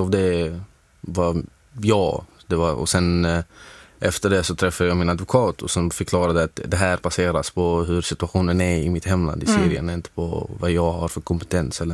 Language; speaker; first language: Swedish; non-native, fluent; Arabic